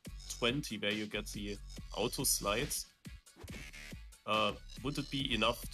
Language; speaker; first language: English; non-native, learner; German